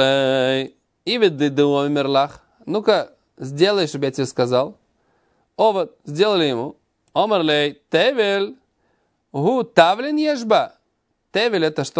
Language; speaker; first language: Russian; native; Russian